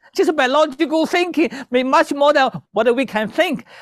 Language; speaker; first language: English; non-native, learner; Chinese